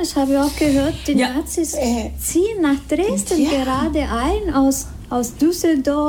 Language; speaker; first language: German; non-native, fluent; Spanish